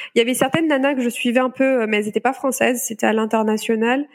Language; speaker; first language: French; native; French